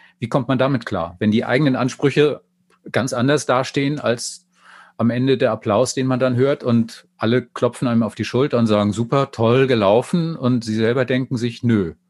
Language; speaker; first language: German; native; German